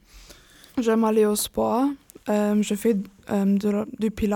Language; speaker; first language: French; non-native, learner; German